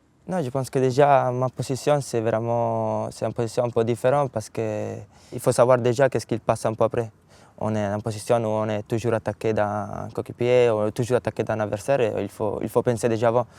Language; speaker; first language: French; non-native, learner; Italian